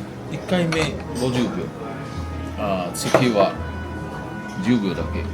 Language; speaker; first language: Japanese; non-native, learner; Chinese